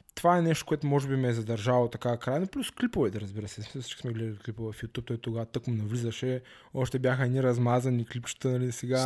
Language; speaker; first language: Bulgarian; native; Bulgarian